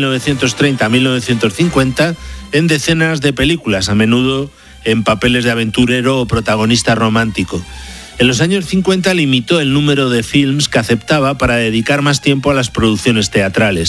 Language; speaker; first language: Spanish; native; Spanish